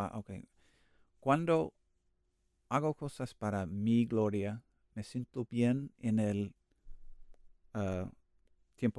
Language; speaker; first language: Spanish; non-native, learner; English